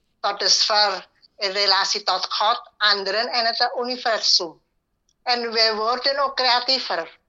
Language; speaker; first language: Dutch; non-native, learner; Indonesian